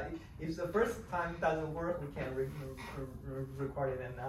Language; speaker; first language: English; non-native, fluent; Chinese